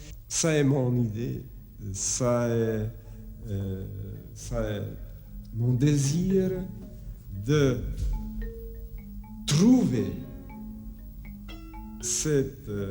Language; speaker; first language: French; non-native, fluent; Czech